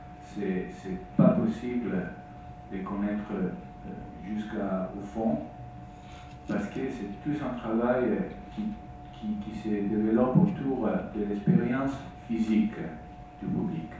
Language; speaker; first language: French; non-native, fluent; Italian